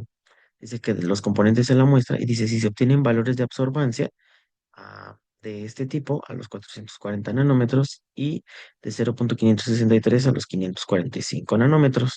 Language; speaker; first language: Spanish; native; Spanish